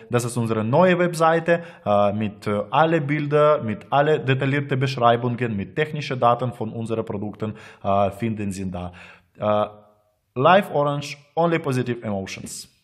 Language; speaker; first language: German; non-native, learner; Russian